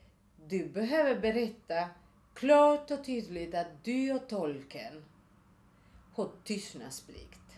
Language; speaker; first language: Swedish; non-native, fluent; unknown